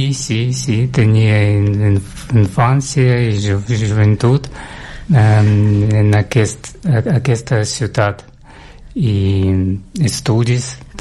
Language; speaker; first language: Catalan; non-native, learner; Russian